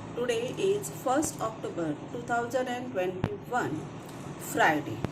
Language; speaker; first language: English; non-native, local second language; Marathi